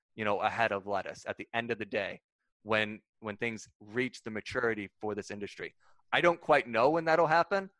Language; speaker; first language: English; native; English